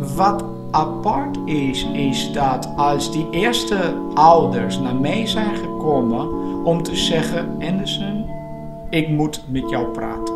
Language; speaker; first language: Dutch; non-native, fluent; Portuguese